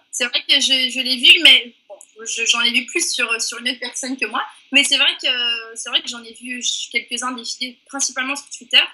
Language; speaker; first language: French; early bilingual, other home language; Persian